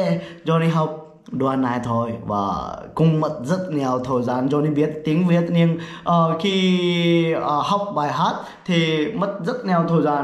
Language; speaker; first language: Vietnamese; non-native, learner; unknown